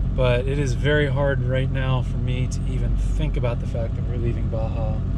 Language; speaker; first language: English; native; English